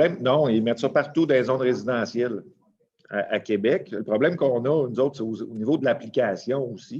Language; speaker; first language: French; native; French